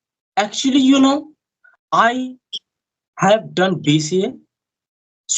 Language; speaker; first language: English; non-native, learner; Hindi